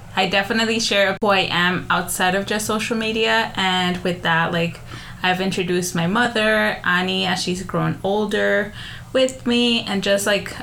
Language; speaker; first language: English; early bilingual, other home language; Spanish